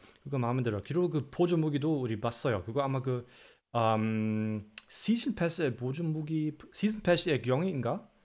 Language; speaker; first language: Korean; non-native, fluent; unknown